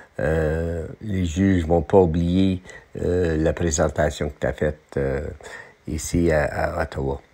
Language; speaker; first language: French; non-native, local second language; English